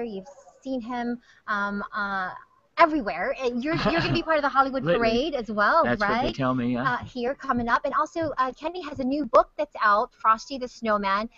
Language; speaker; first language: English; native; English